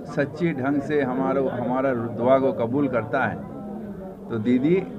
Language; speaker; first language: Hindi; non-native, local second language; Bangla